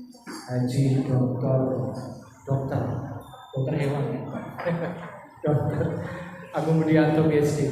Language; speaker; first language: Indonesian; non-native, local second language; Javanese